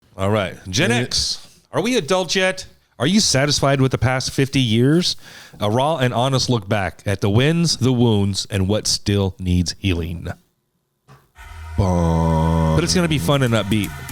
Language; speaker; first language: English; native; English